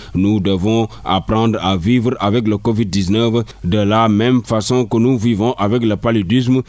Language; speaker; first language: French; non-native, local second language; Wolof